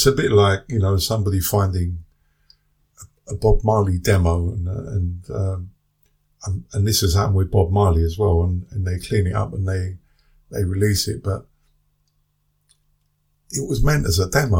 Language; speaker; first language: English; native; English